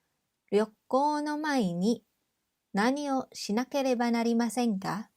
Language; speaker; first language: Japanese; non-native, fluent; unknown